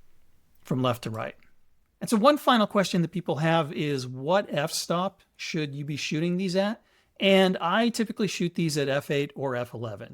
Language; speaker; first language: English; native; English